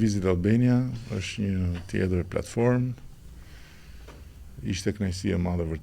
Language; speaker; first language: Albanian; native; Albanian